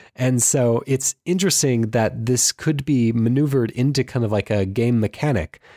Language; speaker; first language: English; native; English